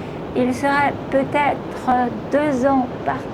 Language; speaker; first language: French; native; French